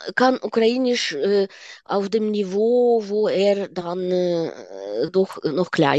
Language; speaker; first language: German; non-native, fluent; Ukrainian